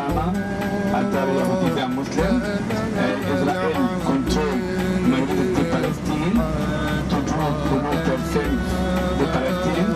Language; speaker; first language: Indonesian; non-native, learner; Arabic